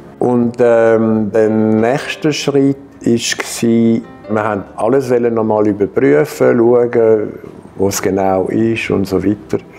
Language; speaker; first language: German; non-native, local second language; French